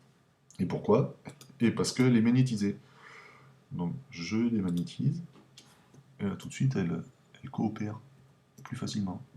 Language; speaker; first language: French; native; French